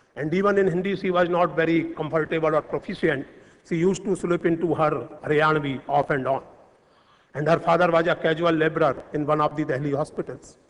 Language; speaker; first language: English; non-native, local second language; Hindi